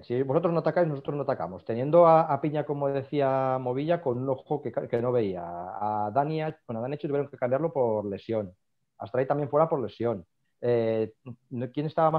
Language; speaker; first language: Spanish; native; Spanish